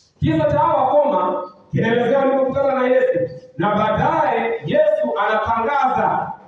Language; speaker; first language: Swahili; non-native, local second language; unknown